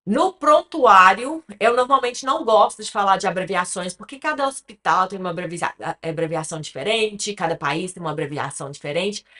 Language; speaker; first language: Portuguese; early bilingual, other home language; English